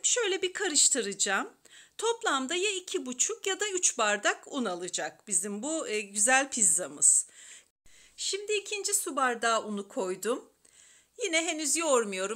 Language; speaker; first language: Turkish; native; Turkish